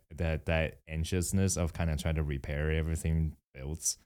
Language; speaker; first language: English; non-native, fluent; Chinese